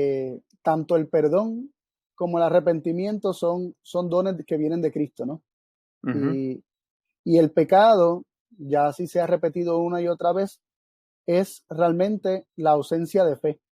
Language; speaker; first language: Spanish; native; Spanish